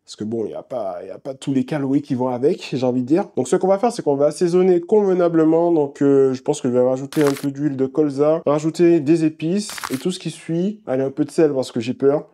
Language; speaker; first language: French; native; French